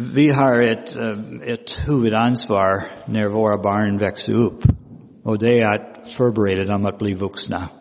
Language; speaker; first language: Swedish; non-native, fluent; English